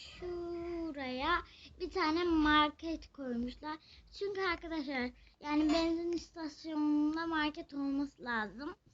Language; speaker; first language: Turkish; native; Turkish